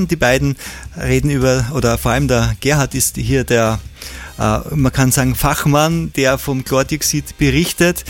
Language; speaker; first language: German; native; German